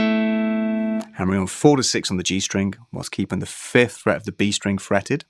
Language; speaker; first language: English; native; English